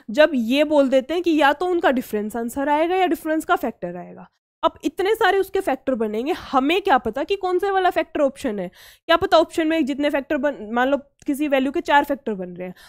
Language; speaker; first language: Hindi; native; Hindi